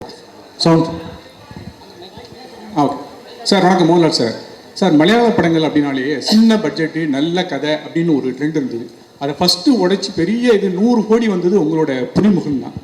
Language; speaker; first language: Tamil; native; Tamil